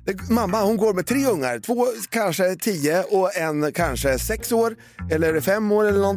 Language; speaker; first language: Swedish; native; Swedish